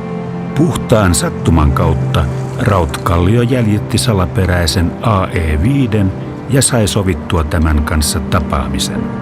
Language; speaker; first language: Finnish; native; Finnish